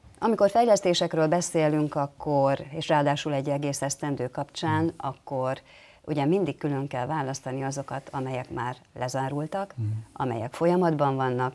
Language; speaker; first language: Hungarian; native; Hungarian